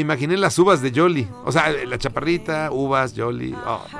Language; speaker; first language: Spanish; native; Spanish